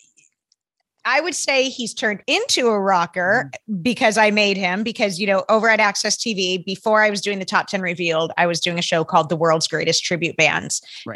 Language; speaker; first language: English; native; English